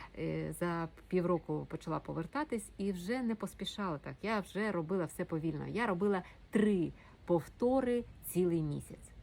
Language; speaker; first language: Ukrainian; native; Ukrainian